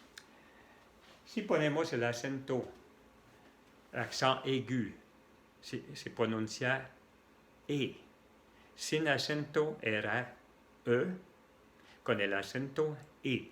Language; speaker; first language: Spanish; non-native, fluent; French